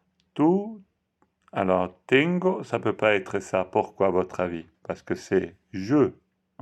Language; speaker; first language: French; non-native, fluent; Italian